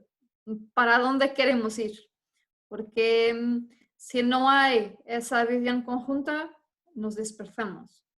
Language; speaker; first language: Spanish; non-native, fluent; Portuguese